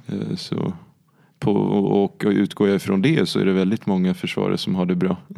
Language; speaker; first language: Swedish; early bilingual, other home language; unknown